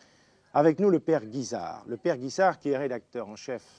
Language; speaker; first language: French; native; French